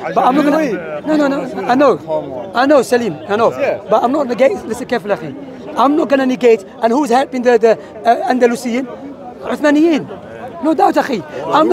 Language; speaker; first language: English; non-native, fluent; Arabic